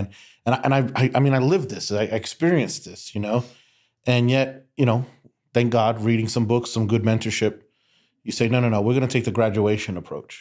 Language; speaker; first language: English; native; English